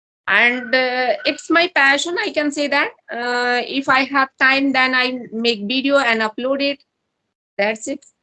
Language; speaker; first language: English; non-native, learner; Hindi